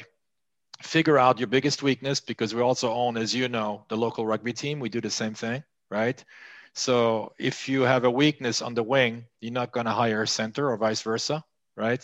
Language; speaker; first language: English; non-native, fluent; Swiss German